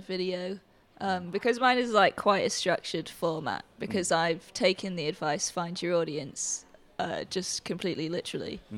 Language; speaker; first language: English; native; English